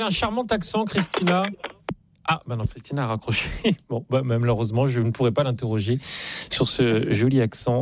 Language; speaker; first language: French; native; French